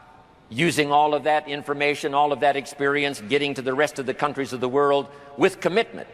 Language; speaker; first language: English; native; English